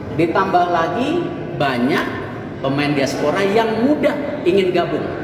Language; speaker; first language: Indonesian; native; Indonesian